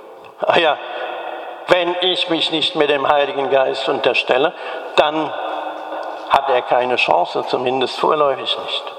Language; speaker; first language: German; native; German